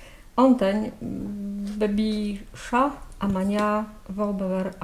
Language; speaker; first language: Portuguese; non-native, learner; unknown